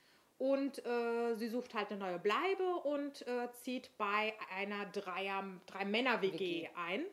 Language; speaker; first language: German; native; German